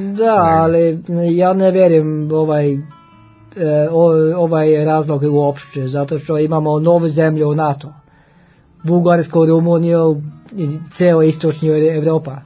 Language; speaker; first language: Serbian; non-native, learner; Norwegian